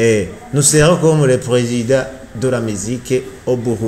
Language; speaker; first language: French; non-native, learner; Rundi